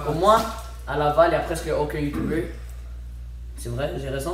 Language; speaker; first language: French; native; French